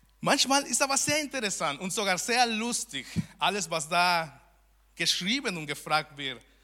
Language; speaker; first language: German; non-native, fluent; Spanish